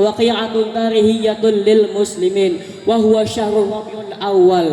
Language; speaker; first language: Arabic; non-native, learner; Indonesian